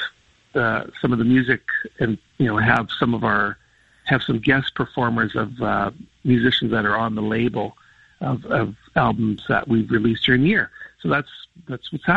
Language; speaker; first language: English; native; English